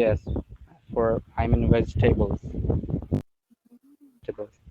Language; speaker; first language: English; non-native, learner; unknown